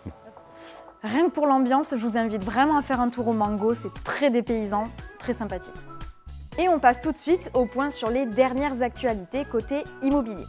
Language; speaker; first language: French; native; French